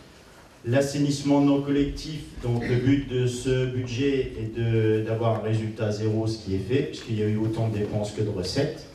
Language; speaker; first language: French; native; French